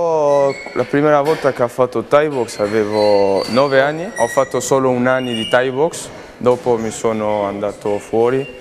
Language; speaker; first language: Italian; non-native, fluent; Spanish